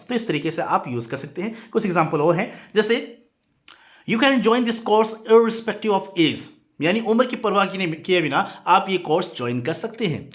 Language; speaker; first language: Hindi; native; Hindi